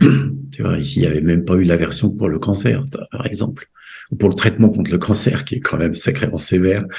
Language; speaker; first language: French; native; French